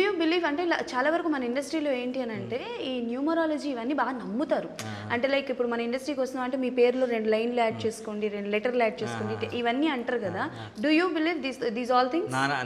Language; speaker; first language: Telugu; native; Telugu